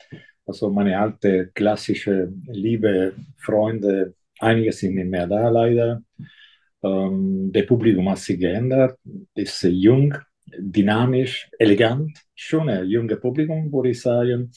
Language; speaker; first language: German; non-native, fluent; Italian